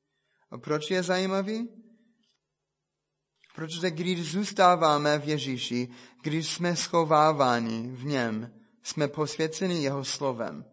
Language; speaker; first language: Czech; non-native, fluent; English